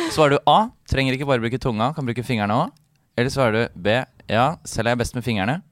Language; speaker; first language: Norwegian; native; Norwegian